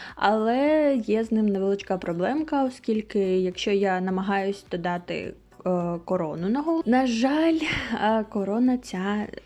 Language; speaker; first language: Ukrainian; non-native, local second language; Russian